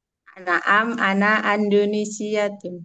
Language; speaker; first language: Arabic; non-native, learner; Indonesian